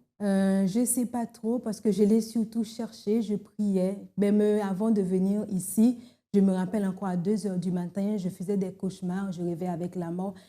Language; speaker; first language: French; non-native, local second language; Haitian Creole